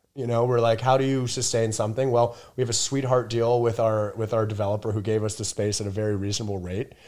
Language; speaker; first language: English; native; English